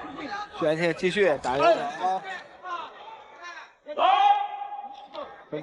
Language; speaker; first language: Chinese; native; Chinese